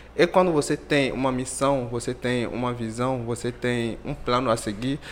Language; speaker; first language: Portuguese; non-native, fluent; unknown